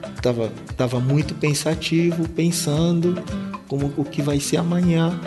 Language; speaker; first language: Portuguese; non-native, fluent; Lingala